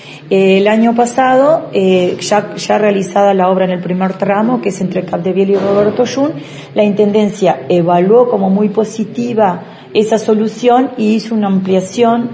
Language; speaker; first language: Spanish; native; Spanish